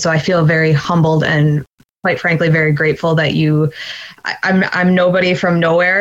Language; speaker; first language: English; native; English